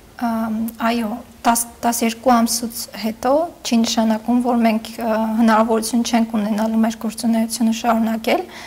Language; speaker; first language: Armenian; early bilingual, heritage; Armenian